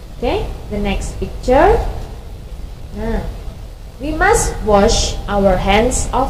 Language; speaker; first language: English; non-native, fluent; Indonesian